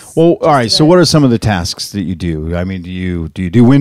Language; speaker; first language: English; native; English